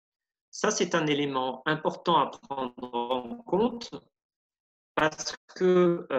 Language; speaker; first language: French; native; French